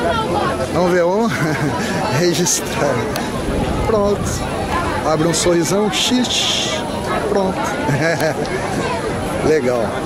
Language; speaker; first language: Portuguese; native; Portuguese